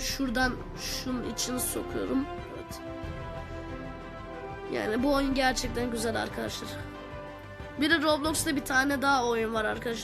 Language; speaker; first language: Turkish; native; Turkish